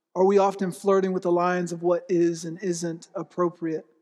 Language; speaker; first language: English; native; English